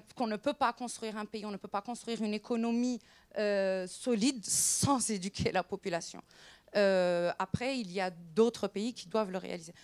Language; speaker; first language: French; non-native, local second language; Arabic